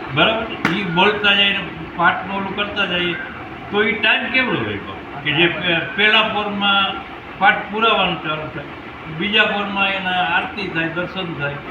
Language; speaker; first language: Gujarati; native; Gujarati